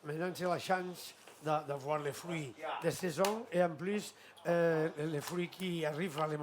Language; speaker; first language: French; non-native, learner; Catalan